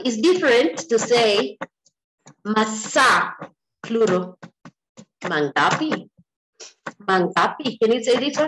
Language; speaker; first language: English; non-native, local second language; Swahili